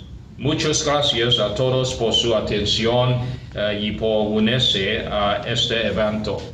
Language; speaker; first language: Spanish; non-native, learner; Cantonese